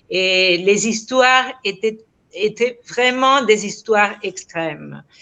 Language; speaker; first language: French; non-native, fluent; Spanish